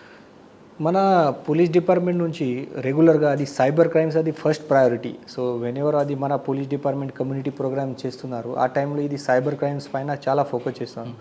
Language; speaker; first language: Telugu; non-native, learner; Marathi